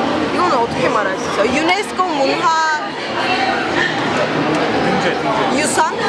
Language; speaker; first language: Korean; non-native, fluent; Turkish